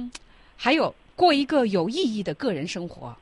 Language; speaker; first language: Chinese; native; Chinese